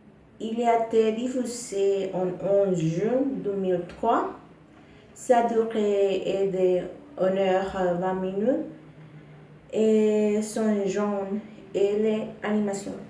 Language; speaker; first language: French; non-native, learner; Spanish